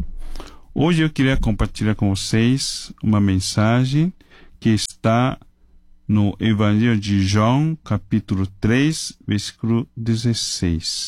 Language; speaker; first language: Portuguese; non-native, fluent; Chinese